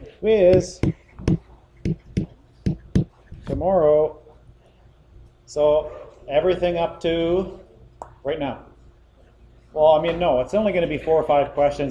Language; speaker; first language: English; native; English